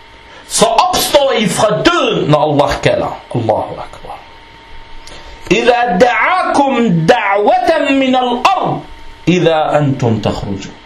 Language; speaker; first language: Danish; non-native, fluent; Arabic